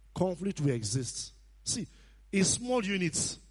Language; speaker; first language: English; non-native, local second language; Nigerian Pidgin